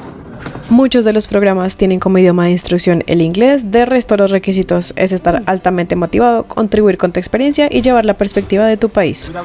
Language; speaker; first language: Spanish; native; Spanish